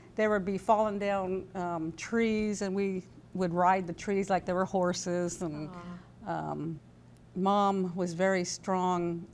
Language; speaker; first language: English; native; English